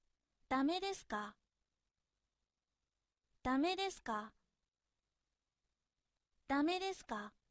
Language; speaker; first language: Japanese; non-native, fluent; Chinese